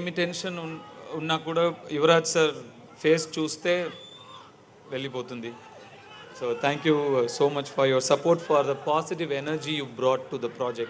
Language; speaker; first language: Telugu; non-native, learner; Tamil